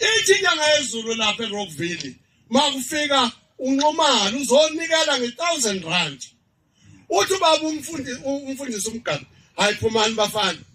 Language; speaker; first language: Zulu; native; Zulu